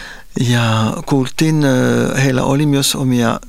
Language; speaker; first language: Finnish; non-native, fluent; Spanish